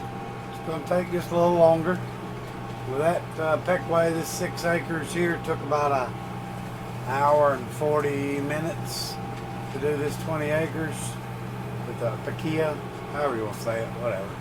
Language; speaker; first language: English; native; English